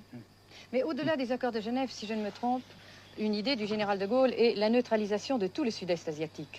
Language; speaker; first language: French; native; French